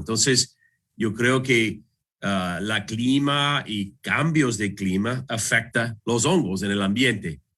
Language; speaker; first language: Spanish; non-native, fluent; English